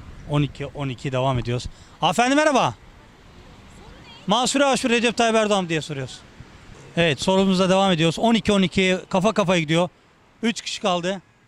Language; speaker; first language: Turkish; native; Turkish